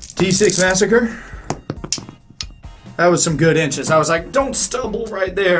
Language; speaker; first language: English; native; English